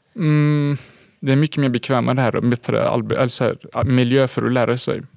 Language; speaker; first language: Swedish; early bilingual, other home language; Arabic